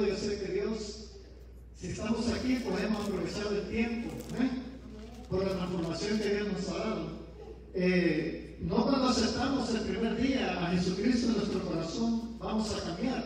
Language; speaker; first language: Spanish; native; Spanish